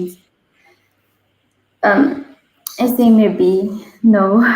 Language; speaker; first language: English; non-native, learner; Khmer